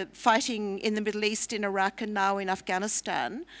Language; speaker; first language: English; native; English